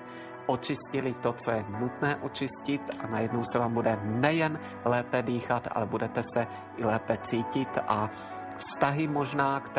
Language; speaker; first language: Czech; native; Czech